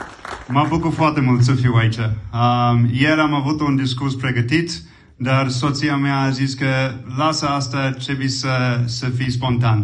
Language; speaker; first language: Romanian; non-native, fluent; English